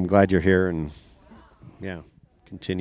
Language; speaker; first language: English; native; English